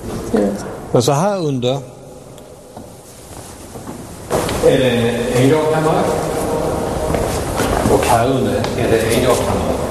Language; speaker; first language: Swedish; native; Swedish